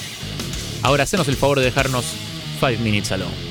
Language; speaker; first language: Spanish; native; Spanish